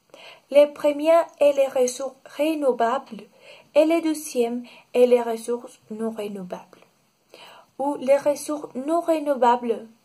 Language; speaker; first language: French; non-native, learner; Spanish